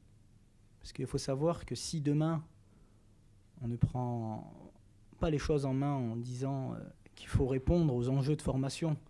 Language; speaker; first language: French; native; French